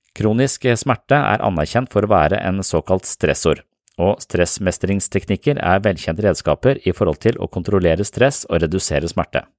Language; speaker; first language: Norwegian; native; Norwegian